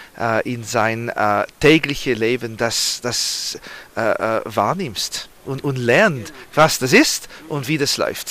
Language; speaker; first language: German; non-native, learner; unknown